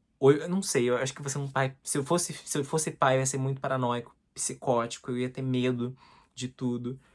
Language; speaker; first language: Portuguese; native; Portuguese